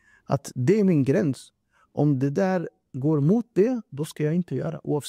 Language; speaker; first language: Swedish; non-native, fluent; Urdu